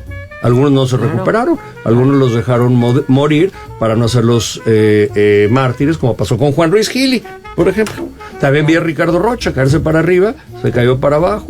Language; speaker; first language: Spanish; native; Spanish